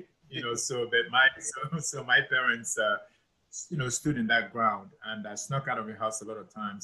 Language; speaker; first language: English; non-native, local second language; Igbo